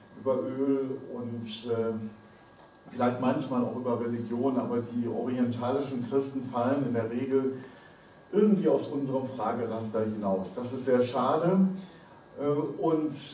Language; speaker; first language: German; native; German